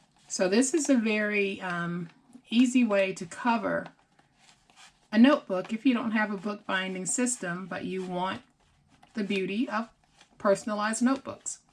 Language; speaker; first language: English; native; English